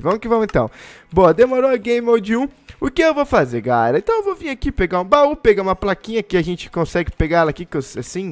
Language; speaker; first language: Portuguese; native; Portuguese